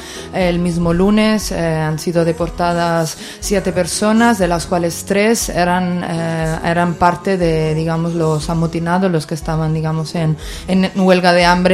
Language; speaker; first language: Spanish; native; Spanish